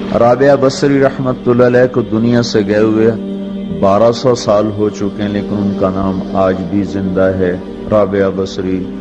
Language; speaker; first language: Urdu; non-native, local second language; Punjabi